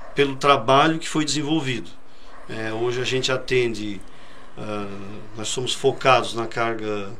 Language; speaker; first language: Portuguese; native; Portuguese